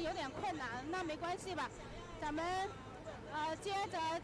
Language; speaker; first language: Chinese; native; Chinese